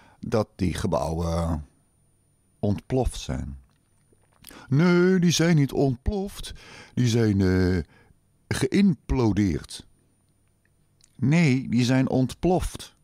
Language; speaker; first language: Dutch; native; Dutch